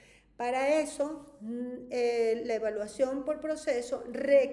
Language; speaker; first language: Spanish; native; Spanish